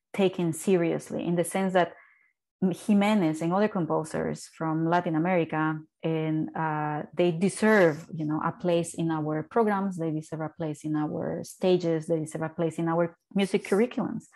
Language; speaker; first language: English; non-native, fluent; Spanish